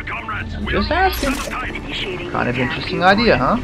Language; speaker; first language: English; native; English